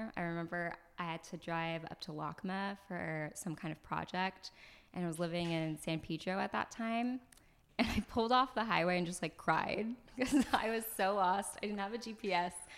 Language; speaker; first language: English; early bilingual, other home language; French